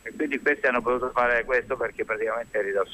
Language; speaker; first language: Italian; native; Italian